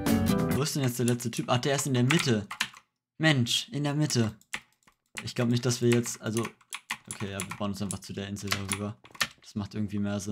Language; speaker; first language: German; native; German